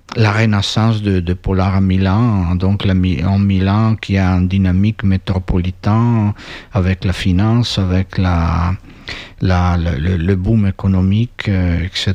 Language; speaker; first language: French; non-native, fluent; Italian